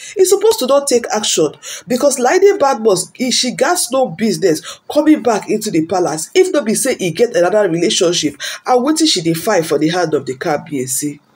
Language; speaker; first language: Nigerian Pidgin; non-native, local second language; Yoruba